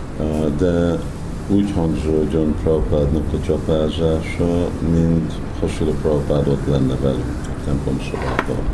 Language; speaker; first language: Hungarian; early bilingual, heritage; Hungarian